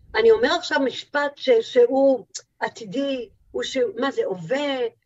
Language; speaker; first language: Hebrew; native; Hebrew